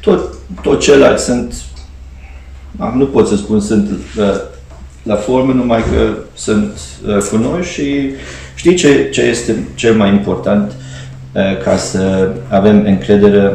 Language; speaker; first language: Romanian; non-native, fluent; Hungarian